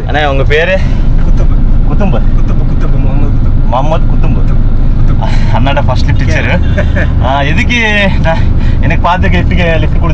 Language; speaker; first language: Tamil; non-native, learner; Telugu